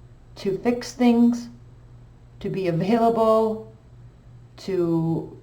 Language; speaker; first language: English; native; English